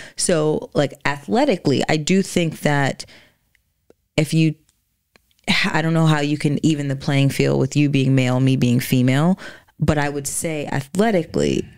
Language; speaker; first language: English; native; English